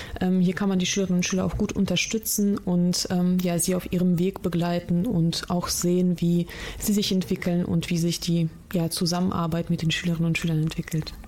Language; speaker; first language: German; early bilingual, other home language; Russian